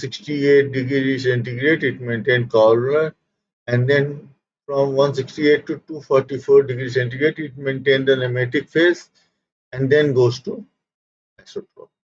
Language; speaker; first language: English; non-native, local second language; Hindi